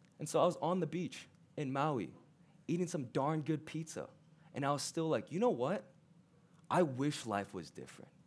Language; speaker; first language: English; early bilingual, other home language; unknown